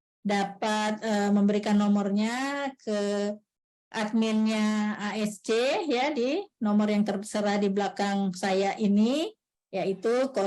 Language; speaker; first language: Malay; native; Malay